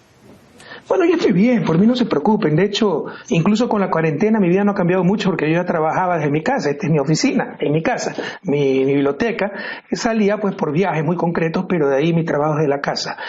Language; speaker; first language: Spanish; native; Spanish